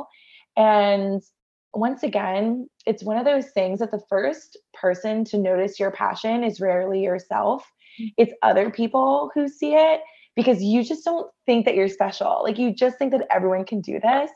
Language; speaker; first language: English; native; English